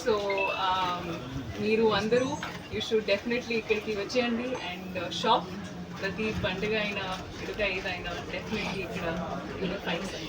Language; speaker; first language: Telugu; non-native, learner; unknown